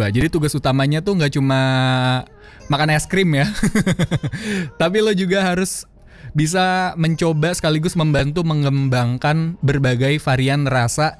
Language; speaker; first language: Indonesian; native; Indonesian